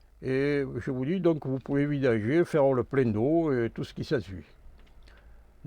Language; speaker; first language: French; native; French